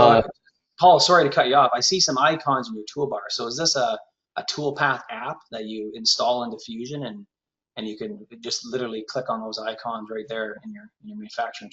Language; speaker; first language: English; native; English